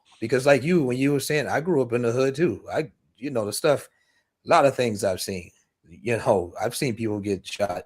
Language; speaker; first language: English; native; English